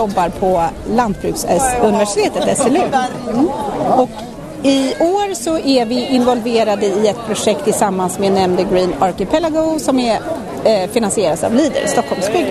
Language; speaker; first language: Swedish; native; Swedish